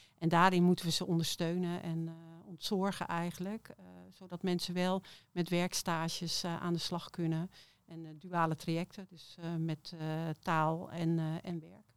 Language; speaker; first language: Dutch; native; Dutch